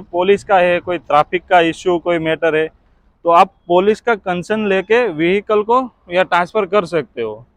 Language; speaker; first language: Hindi; non-native, local second language; Gujarati